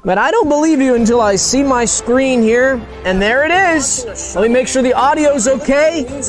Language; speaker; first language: English; native; English